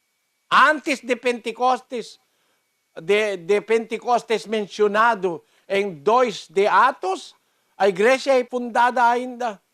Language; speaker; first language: Portuguese; non-native, learner; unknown